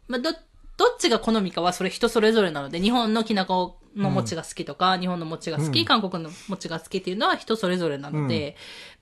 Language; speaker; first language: Japanese; native; Japanese